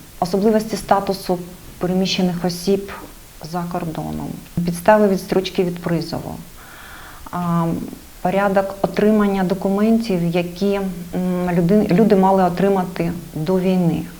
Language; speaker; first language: Ukrainian; native; Ukrainian